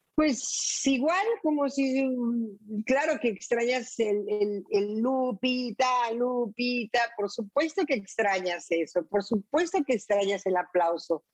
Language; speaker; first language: Spanish; native; Spanish